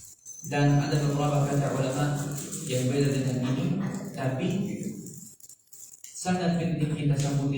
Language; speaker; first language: Indonesian; non-native, fluent; Arabic